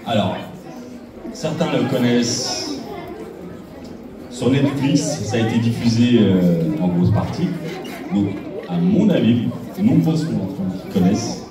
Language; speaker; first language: French; native; French